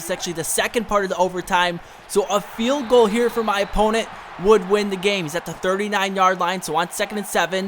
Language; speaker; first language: English; native; English